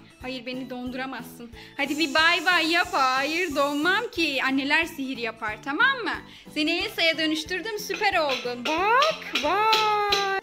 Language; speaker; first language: Turkish; native; Turkish